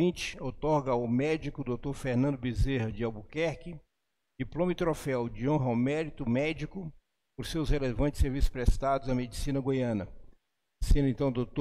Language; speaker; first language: Portuguese; native; Portuguese